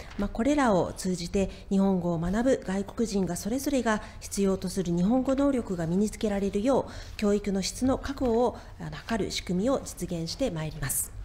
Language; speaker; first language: Japanese; native; Japanese